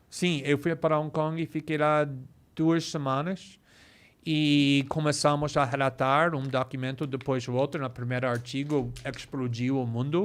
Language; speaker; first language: Portuguese; non-native, fluent; English